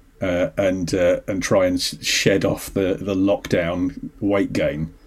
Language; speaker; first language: English; native; English